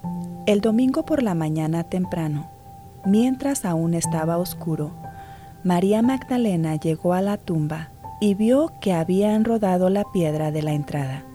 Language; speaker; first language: Spanish; native; Spanish